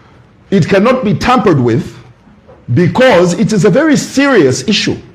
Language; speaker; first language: English; non-native, local second language; Bemba